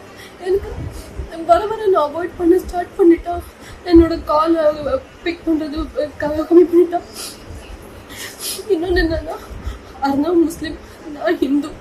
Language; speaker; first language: Tamil; non-native, local second language; Kannada